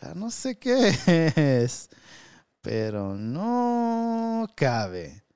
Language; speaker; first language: Spanish; early bilingual, heritage; Spanish